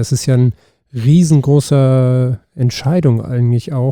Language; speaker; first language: German; native; German